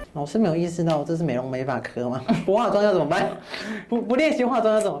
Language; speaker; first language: Chinese; native; Chinese